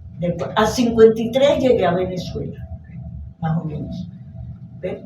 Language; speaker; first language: Spanish; early bilingual, other home language; Hebrew